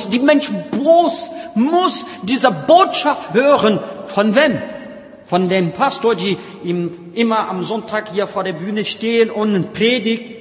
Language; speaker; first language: German; non-native, learner; Portuguese